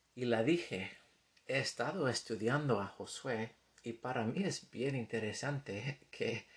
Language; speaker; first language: Spanish; non-native, fluent; English